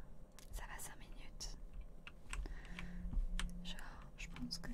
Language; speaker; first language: French; native; French